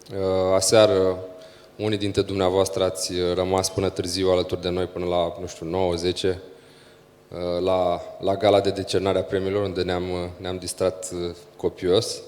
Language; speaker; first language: Romanian; native; Romanian